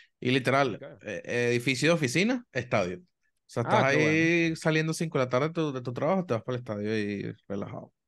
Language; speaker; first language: Spanish; native; Spanish